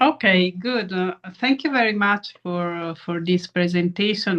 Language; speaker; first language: English; non-native, fluent; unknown